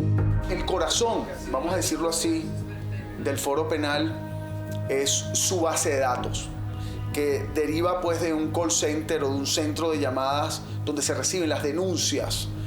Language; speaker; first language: Spanish; native; Spanish